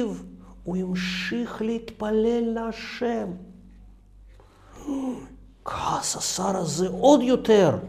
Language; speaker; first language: Hebrew; non-native, fluent; Russian